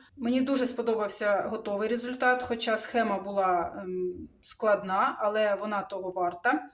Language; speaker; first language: Ukrainian; non-native, local second language; Russian